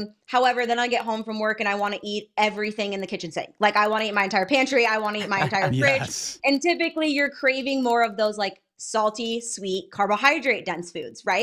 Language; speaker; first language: English; native; English